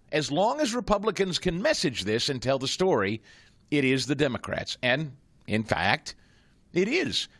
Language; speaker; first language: English; native; English